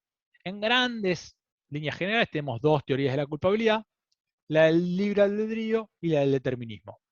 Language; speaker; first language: Spanish; native; Spanish